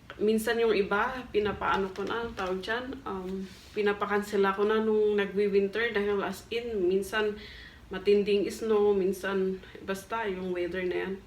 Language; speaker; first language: Filipino; non-native, local second language; Cebuano